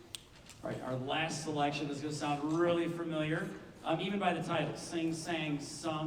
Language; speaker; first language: English; native; English